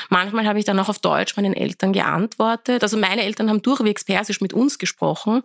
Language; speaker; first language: German; early bilingual, other home language; Persian